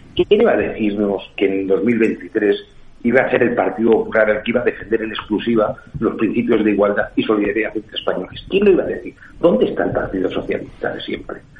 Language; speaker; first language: Spanish; native; Spanish